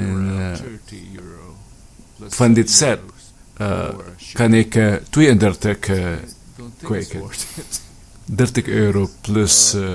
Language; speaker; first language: Dutch; non-native, learner; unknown